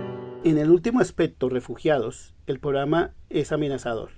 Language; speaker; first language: Spanish; native; Spanish